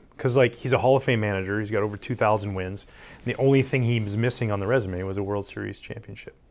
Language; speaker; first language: English; native; English